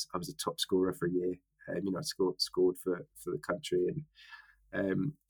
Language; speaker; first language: English; native; English